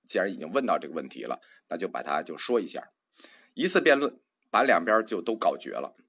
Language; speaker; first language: Chinese; native; Chinese